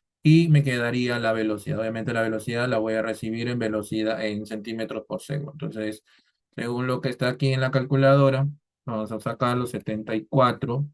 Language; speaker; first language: Spanish; native; Spanish